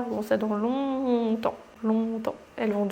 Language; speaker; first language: French; native; French